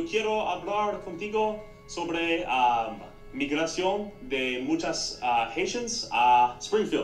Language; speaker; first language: Spanish; non-native, learner; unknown